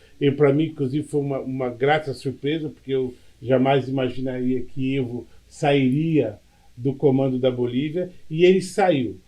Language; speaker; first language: Portuguese; native; Portuguese